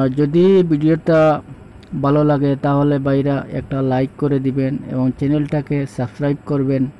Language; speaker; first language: Bangla; native; Bangla